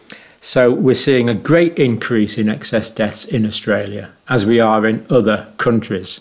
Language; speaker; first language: English; native; English